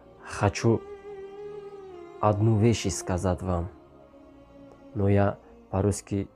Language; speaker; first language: Russian; non-native, learner; Tajik